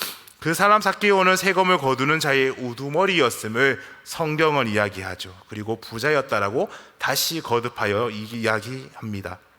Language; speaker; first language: Korean; native; Korean